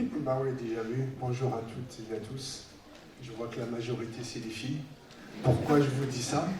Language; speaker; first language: French; early bilingual, other home language; Tachelhit